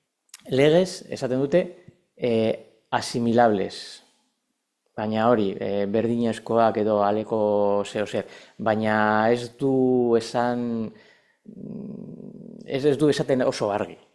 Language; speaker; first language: Basque; non-native, local second language; Spanish